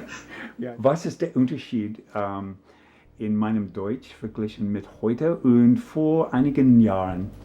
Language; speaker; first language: German; non-native, learner; English